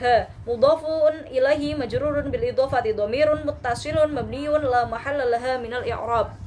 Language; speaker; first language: Arabic; non-native, learner; Javanese